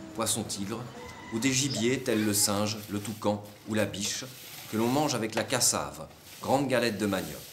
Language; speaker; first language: French; native; French